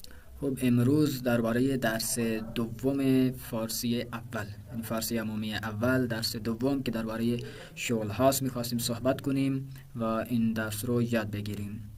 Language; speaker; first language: Persian; non-native, fluent; Urdu